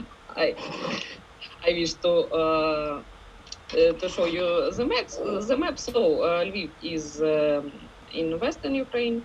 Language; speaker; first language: English; non-native, learner; Ukrainian